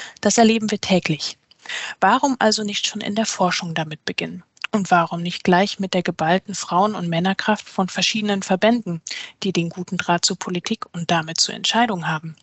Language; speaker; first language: German; native; German